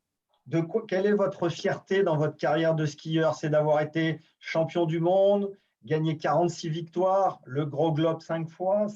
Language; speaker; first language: French; native; French